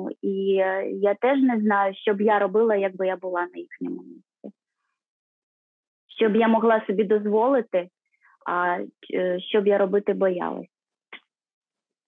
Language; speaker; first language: Ukrainian; native; Ukrainian